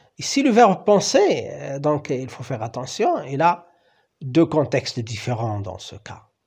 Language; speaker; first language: French; non-native, local second language; Arabic